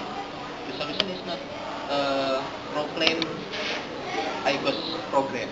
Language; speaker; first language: English; non-native, learner; Indonesian